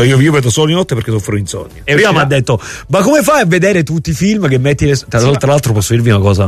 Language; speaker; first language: Italian; native; Italian